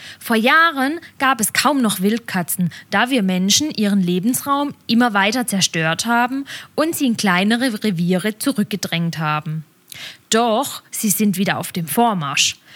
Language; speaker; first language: German; native; German